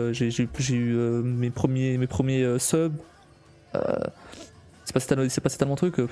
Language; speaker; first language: French; native; French